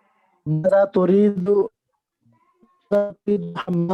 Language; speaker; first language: Arabic; non-native, learner; Urdu